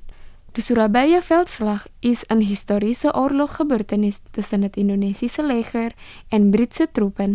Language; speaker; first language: Dutch; non-native, fluent; Indonesian